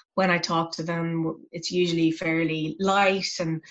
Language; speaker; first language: English; native; English